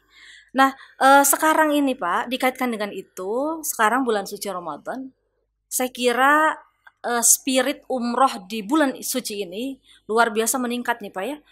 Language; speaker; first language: Indonesian; native; Indonesian